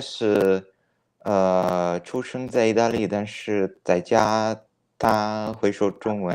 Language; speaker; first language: Chinese; non-native, fluent; Italian